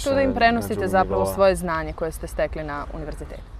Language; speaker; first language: Serbian; native; Serbian